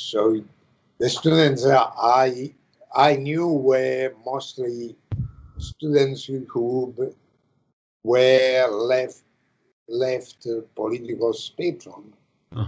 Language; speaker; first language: English; non-native, fluent; Italian